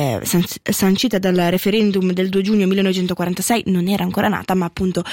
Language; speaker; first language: Italian; native; Italian